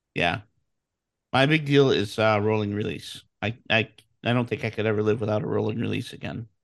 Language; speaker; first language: English; native; English